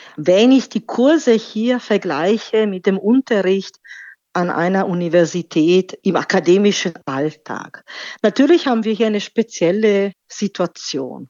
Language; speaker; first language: German; native; German